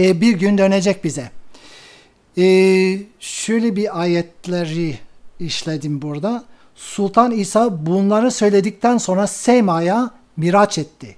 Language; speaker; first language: Turkish; non-native, fluent; English